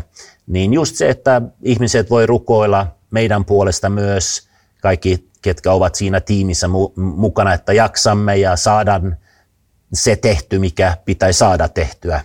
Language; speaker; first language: Finnish; non-native, fluent; Swedish